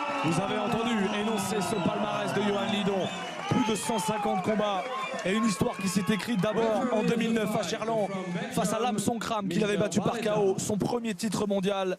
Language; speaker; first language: French; native; French